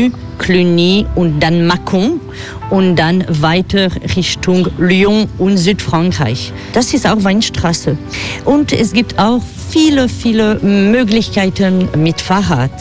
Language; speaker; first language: German; non-native, fluent; French